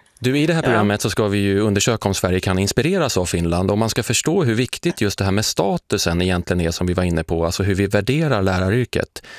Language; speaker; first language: Swedish; native; Swedish